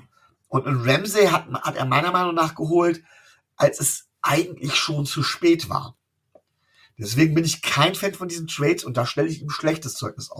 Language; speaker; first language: German; native; German